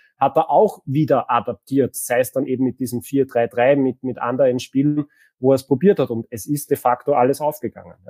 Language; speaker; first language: German; native; German